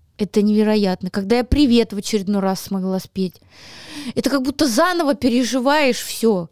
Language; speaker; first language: Russian; native; Russian